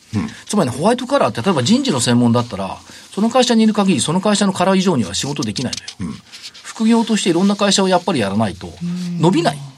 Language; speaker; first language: Japanese; native; Japanese